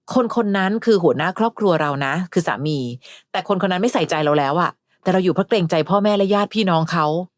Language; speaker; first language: Thai; native; Thai